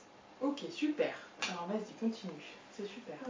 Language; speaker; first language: French; native; French